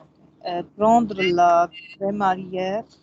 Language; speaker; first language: French; non-native, learner; Arabic